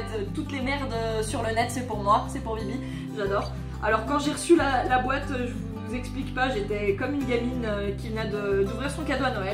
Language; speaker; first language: French; native; French